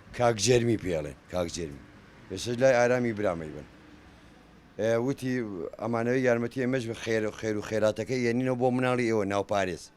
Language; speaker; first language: Central Kurdish; non-native, local second language; Gurani